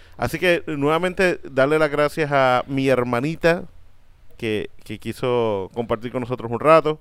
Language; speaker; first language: Spanish; native; Spanish